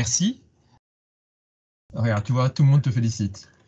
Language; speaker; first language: French; native; French